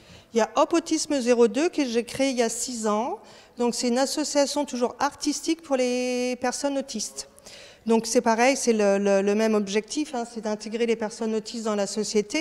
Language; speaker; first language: French; native; French